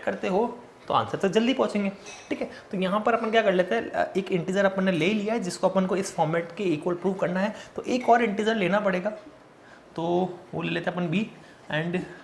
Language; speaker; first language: Hindi; native; Hindi